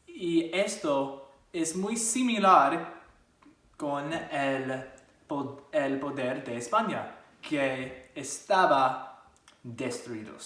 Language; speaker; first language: Spanish; non-native, learner; English